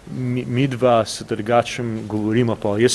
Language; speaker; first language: Slovenian; early bilingual, heritage; English